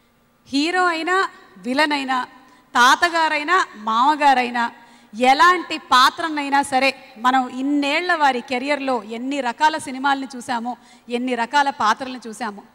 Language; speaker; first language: Telugu; native; Telugu